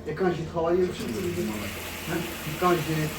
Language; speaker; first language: French; non-native, learner; Pashto